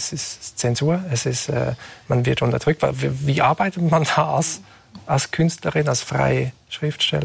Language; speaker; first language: German; native; German